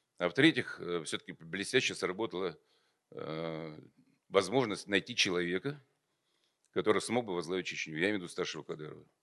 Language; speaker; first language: Russian; native; Russian